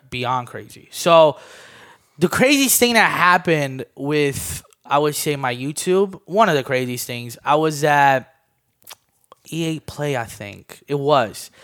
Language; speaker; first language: English; early bilingual, other home language; Armenian